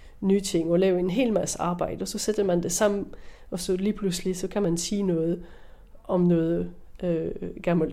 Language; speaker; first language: Danish; non-native, fluent; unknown